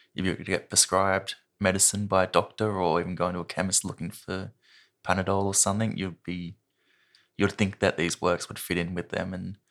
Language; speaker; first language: English; native; English